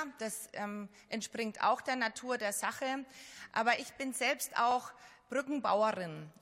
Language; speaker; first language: German; native; German